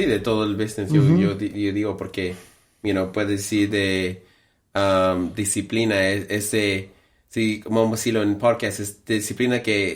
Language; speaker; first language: Spanish; early bilingual, heritage; Spanish